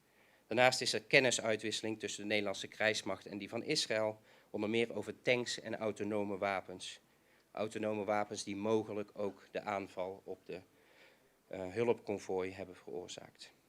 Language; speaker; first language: Dutch; native; Dutch